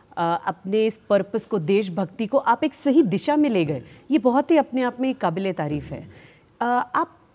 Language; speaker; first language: Hindi; native; Hindi